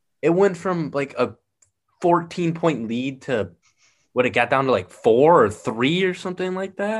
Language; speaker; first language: English; native; English